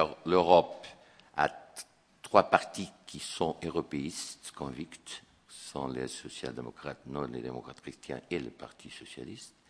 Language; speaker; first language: French; non-native, fluent; Portuguese